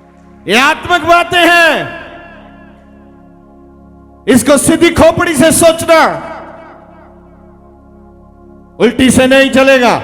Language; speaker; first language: Hindi; non-native, local second language; Punjabi